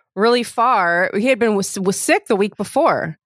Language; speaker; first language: English; native; English